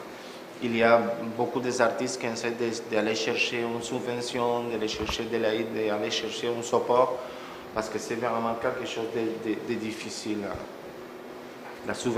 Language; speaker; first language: French; non-native, fluent; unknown